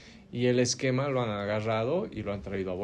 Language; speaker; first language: Spanish; native; Spanish